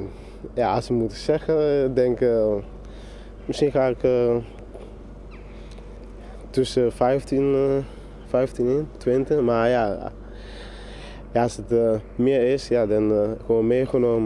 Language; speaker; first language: Dutch; non-native, fluent; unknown